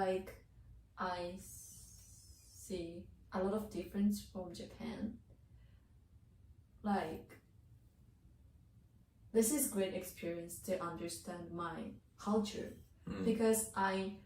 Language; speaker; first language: English; non-native, learner; Japanese